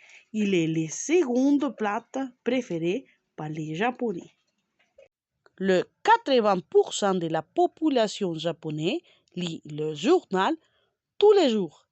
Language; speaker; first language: French; non-native, learner; Spanish